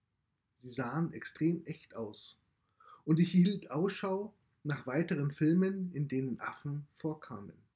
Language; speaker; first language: German; native; German